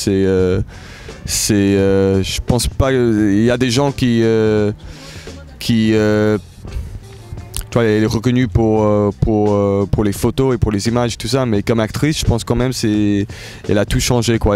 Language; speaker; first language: French; early bilingual, heritage; English